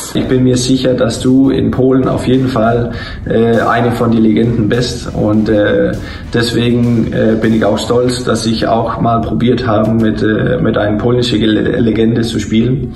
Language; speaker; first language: German; non-native, fluent; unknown